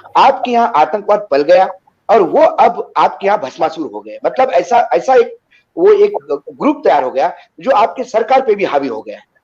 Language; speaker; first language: Hindi; native; Hindi